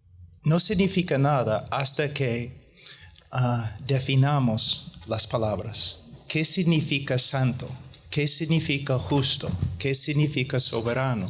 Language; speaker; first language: Spanish; non-native, fluent; English